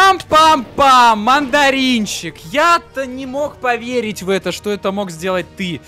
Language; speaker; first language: Russian; native; Russian